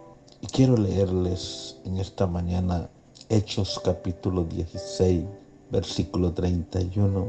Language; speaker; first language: Spanish; native; Spanish